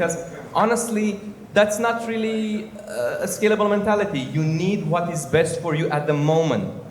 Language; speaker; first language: English; non-native, fluent; Romanian